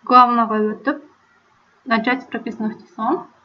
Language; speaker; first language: Russian; non-native, local second language; Kazakh